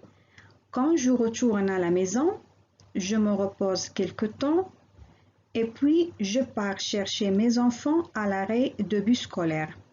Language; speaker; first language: French; non-native, local second language; Arabic